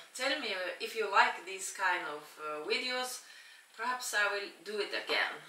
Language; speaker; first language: English; non-native, learner; Norwegian